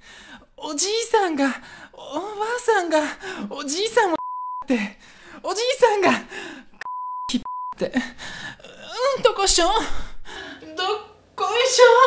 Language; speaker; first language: Japanese; early bilingual, other home language; Russian